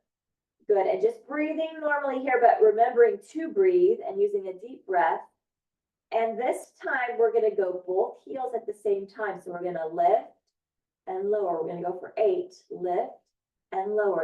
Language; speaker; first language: English; native; English